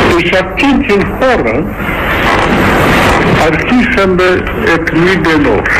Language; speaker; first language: Greek; non-native, fluent; Russian